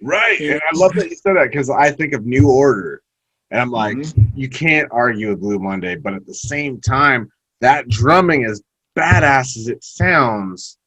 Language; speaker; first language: English; native; English